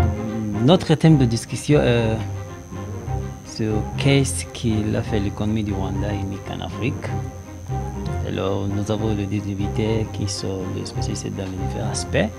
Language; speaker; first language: French; non-native, learner; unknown